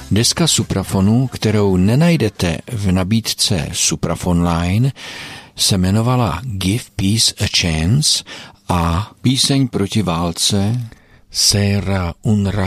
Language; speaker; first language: Czech; native; Czech